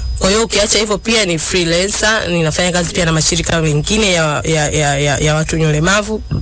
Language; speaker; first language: Swahili; non-native, local second language; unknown